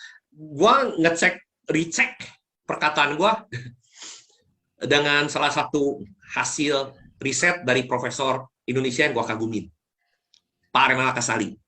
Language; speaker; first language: Indonesian; native; Indonesian